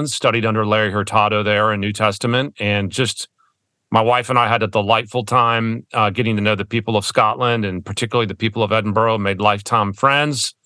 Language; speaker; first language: English; early bilingual, other home language; German